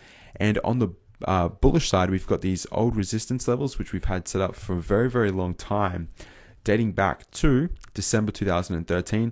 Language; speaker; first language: English; native; English